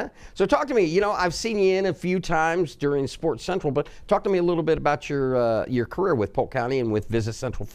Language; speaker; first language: English; native; English